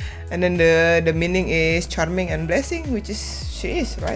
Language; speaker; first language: English; non-native, learner; Indonesian